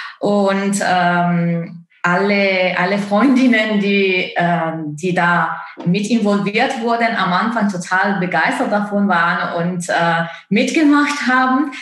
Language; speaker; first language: German; non-native, fluent; Italian